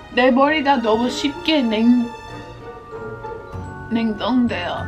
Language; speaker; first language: Korean; non-native, fluent; English